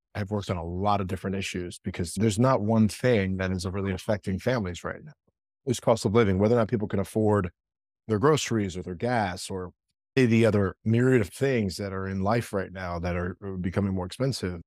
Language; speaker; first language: English; early bilingual, other home language; Spanish